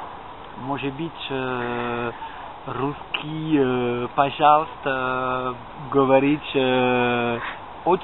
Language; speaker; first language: Russian; non-native, learner; French